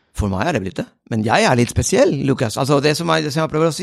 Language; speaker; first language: Norwegian; non-native, fluent; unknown